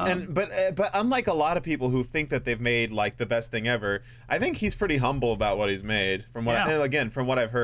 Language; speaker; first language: English; native; English